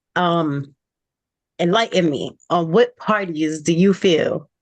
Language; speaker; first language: English; native; English